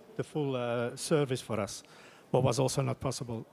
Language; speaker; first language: English; non-native, fluent; Dutch